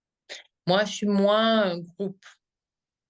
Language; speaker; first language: French; native; French